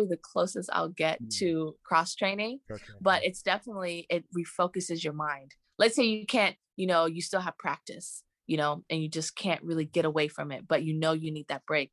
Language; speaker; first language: English; native; English